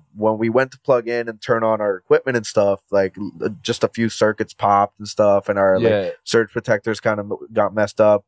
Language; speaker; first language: English; non-native, fluent; Spanish